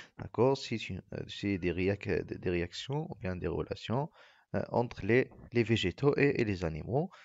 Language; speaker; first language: French; non-native, local second language; Arabic